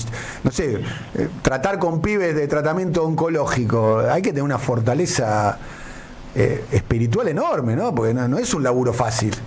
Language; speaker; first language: Spanish; native; Spanish